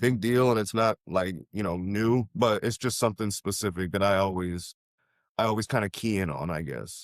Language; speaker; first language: English; native; English